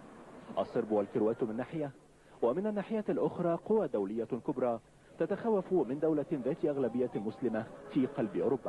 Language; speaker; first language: Arabic; native; Arabic